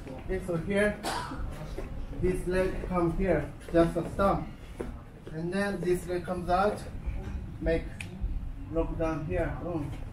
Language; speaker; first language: English; non-native, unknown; Japanese